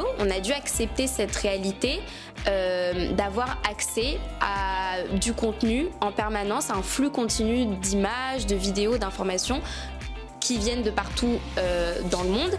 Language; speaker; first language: French; native; French